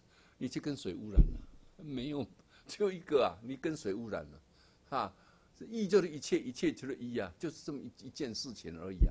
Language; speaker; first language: Chinese; native; Chinese